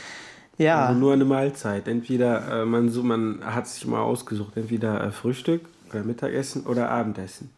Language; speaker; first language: German; non-native, fluent; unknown